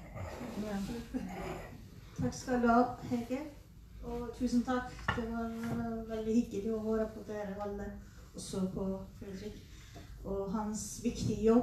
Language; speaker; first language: Norwegian; non-native, learner; Persian